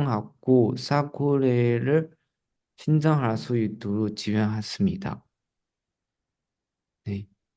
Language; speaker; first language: Korean; non-native, learner; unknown